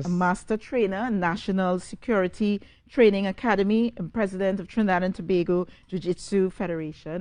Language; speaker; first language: English; native; English